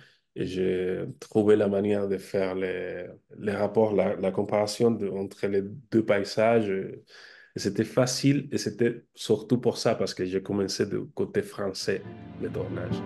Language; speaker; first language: French; non-native, fluent; Spanish